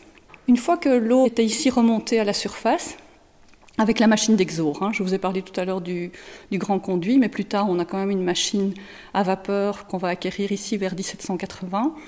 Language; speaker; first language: French; native; French